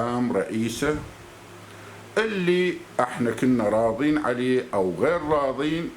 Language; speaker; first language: Arabic; native; Arabic